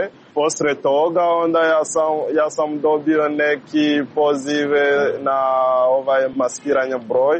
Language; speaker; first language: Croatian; non-native, learner; Rundi